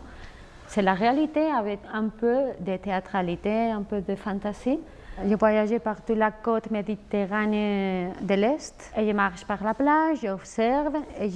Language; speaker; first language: French; non-native, fluent; Spanish